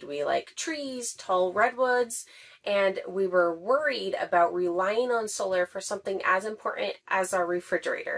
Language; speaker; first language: English; native; English